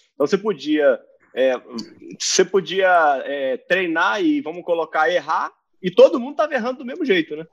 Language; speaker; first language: Portuguese; native; Portuguese